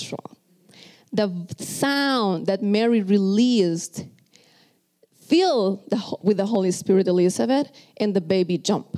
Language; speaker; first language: English; non-native, fluent; Spanish